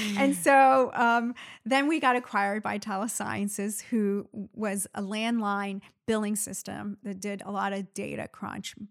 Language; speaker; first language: English; early bilingual, other home language; Arabic